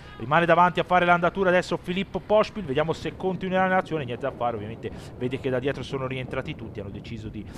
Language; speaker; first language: Italian; native; Italian